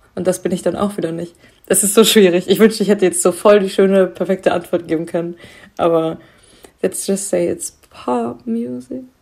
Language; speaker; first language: German; native; German